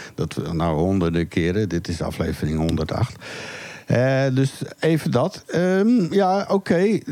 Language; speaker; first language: Dutch; early bilingual, other home language; Hungarian